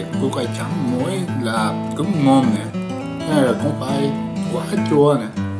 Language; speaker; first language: Vietnamese; non-native, learner; Japanese